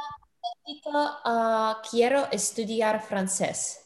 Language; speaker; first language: Spanish; non-native, learner; English